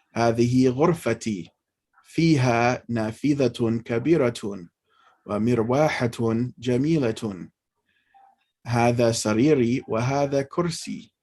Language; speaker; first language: Arabic; non-native, fluent; English